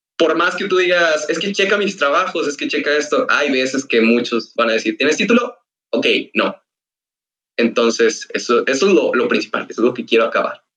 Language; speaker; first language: Spanish; native; Spanish